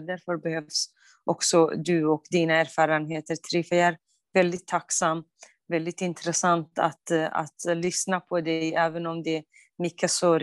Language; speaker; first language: Swedish; non-native, fluent; Kurdish